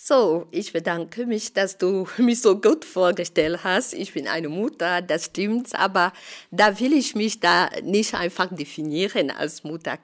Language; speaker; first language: German; non-native, fluent; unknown